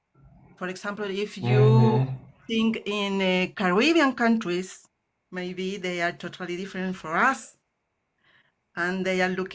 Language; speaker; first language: English; non-native, learner; Spanish